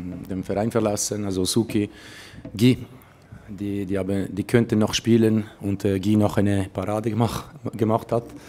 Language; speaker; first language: German; non-native, local second language; Italian